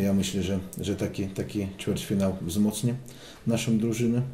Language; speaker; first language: Polish; non-native, fluent; Russian